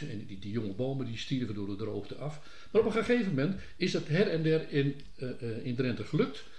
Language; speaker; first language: Dutch; native; Dutch